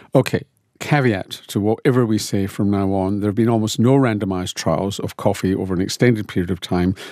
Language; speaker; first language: English; native; English